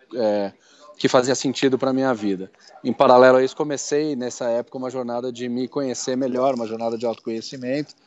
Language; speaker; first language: Portuguese; native; Portuguese